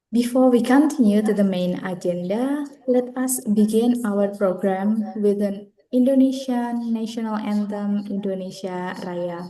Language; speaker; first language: English; non-native, fluent; Indonesian